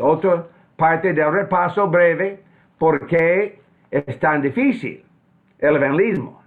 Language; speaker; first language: Spanish; non-native, fluent; English